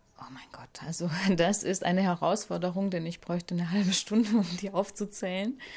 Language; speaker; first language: German; non-native, fluent; Hungarian